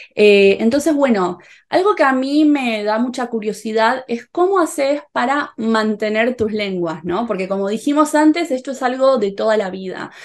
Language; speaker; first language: Spanish; native; Spanish